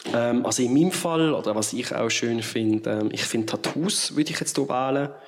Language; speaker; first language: German; native; German